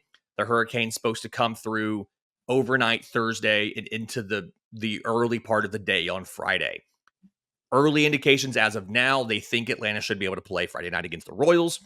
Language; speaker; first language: English; native; English